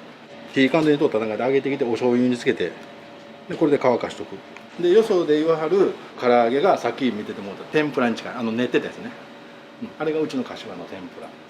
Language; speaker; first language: Japanese; native; Japanese